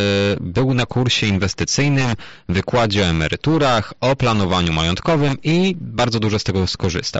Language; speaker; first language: Polish; native; Polish